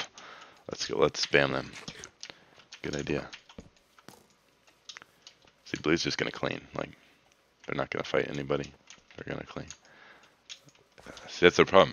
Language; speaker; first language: English; native; English